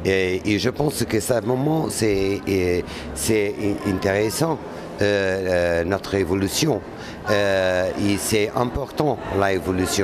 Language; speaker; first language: French; non-native, learner; Portuguese